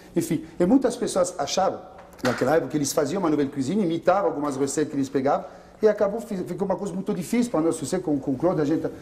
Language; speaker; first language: Portuguese; non-native, fluent; French